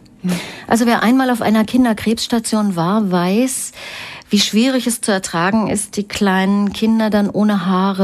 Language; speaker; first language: German; native; German